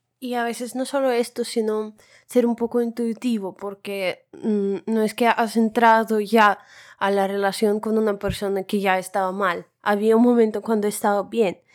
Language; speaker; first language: Spanish; non-native, fluent; Russian